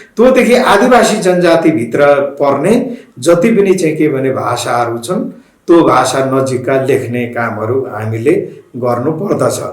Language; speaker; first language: Nepali; non-native, local second language; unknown